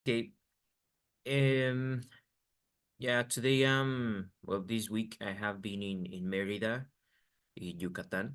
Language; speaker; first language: English; non-native, fluent; Spanish